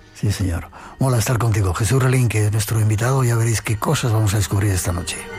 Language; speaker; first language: Spanish; native; Spanish